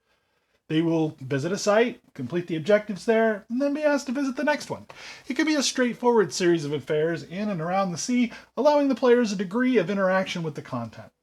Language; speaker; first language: English; native; English